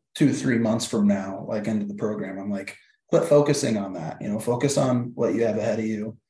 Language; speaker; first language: English; native; English